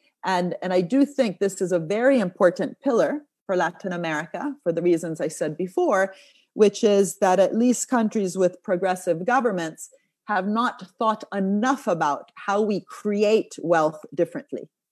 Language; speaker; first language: English; non-native, fluent; Italian